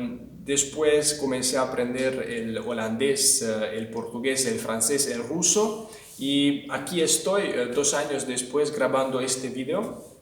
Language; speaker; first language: Spanish; non-native, fluent; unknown